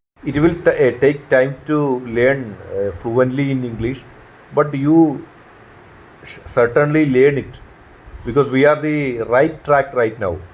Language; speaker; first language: English; non-native, local second language; Malayalam